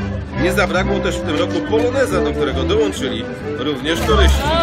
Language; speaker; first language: Polish; native; Polish